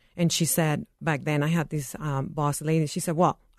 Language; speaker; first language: English; non-native, fluent; Spanish